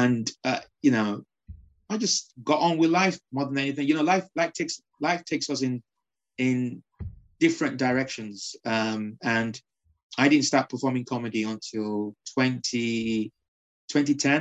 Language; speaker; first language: English; non-native, local second language; Yoruba